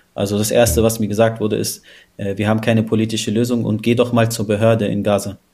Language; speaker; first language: German; native; German